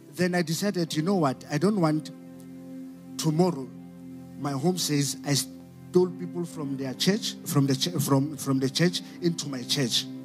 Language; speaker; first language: English; non-native, local second language; Southern Sotho